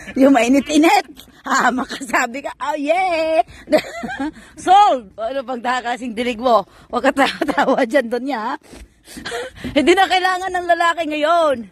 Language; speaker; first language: Filipino; non-native, local second language; Cebuano